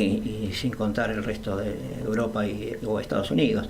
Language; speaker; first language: Spanish; native; Spanish